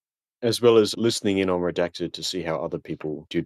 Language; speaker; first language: English; native; English